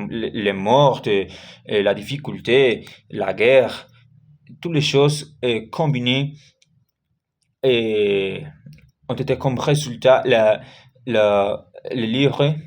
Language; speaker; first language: French; non-native, learner; Spanish